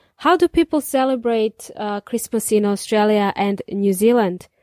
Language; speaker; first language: English; non-native, fluent; Serbian